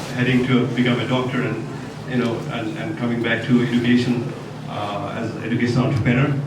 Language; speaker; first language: English; non-native, local second language; Nepali